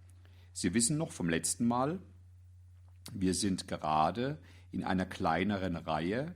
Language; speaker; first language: German; native; German